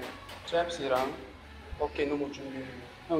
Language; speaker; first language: Korean; non-native, learner; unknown